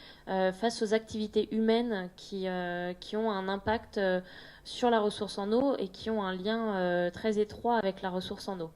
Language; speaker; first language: French; native; French